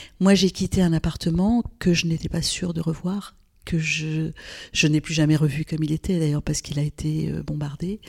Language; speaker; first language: French; non-native, local second language; Arabic